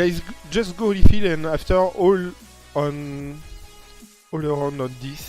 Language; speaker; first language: English; non-native, learner; French